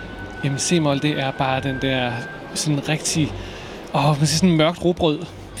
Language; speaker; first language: Danish; native; Danish